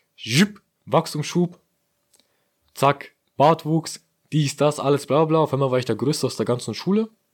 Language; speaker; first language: German; early bilingual, other home language; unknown